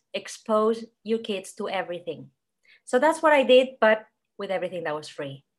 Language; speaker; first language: English; non-native, fluent; Spanish